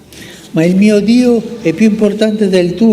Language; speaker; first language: Italian; non-native, fluent; Spanish